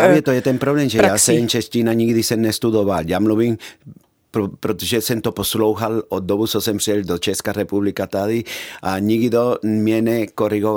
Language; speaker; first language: Czech; non-native, fluent; Spanish